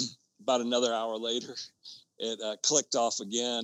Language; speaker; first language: English; native; English